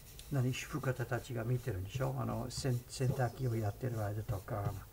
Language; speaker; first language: Japanese; non-native, fluent; English